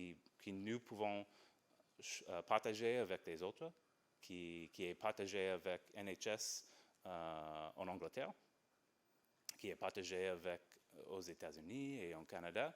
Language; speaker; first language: French; non-native, fluent; English